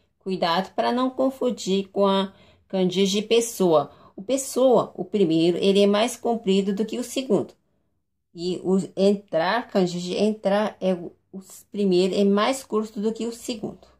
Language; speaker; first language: Portuguese; non-native, fluent; Japanese